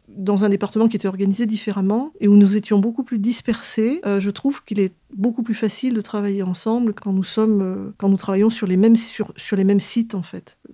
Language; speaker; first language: French; native; French